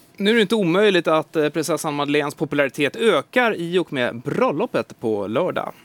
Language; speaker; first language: Swedish; native; Swedish